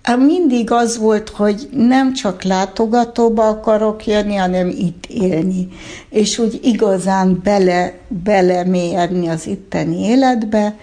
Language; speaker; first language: Hungarian; early bilingual, heritage; Hungarian